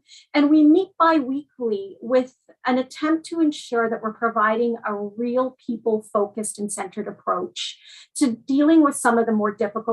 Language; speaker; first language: English; native; English